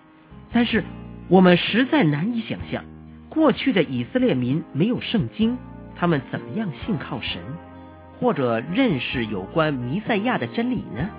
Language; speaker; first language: Chinese; native; Chinese